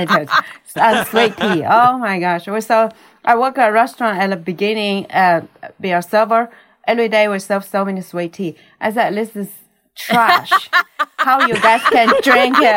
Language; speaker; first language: English; non-native, learner; Chinese